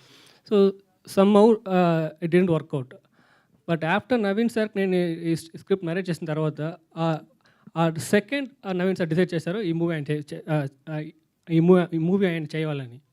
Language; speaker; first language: Telugu; non-native, learner; Tamil